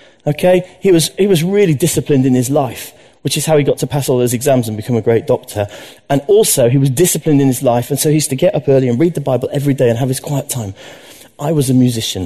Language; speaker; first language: English; native; English